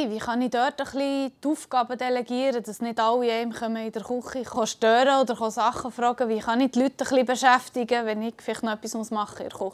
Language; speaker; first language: German; native; German